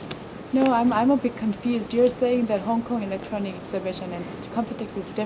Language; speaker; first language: English; non-native, fluent; Korean